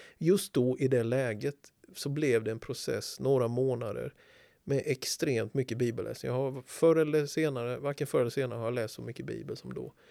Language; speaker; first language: Swedish; native; Swedish